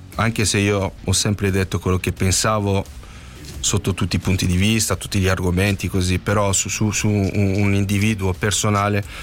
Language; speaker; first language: Italian; non-native, fluent; French